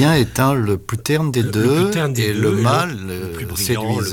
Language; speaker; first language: French; native; French